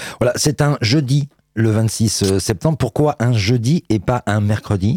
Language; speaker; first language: French; native; French